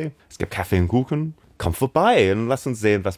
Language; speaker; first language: German; non-native, learner; English